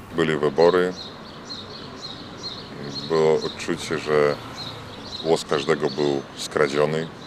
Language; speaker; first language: Polish; non-native, fluent; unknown